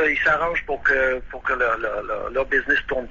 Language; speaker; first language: French; native; French